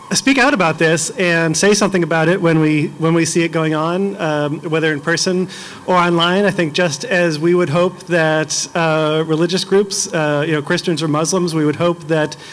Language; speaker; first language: English; native; English